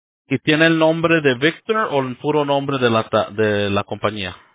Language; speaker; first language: Spanish; early bilingual, heritage; Spanish